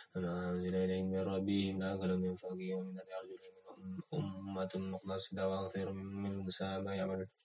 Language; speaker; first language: Arabic; non-native, learner; Indonesian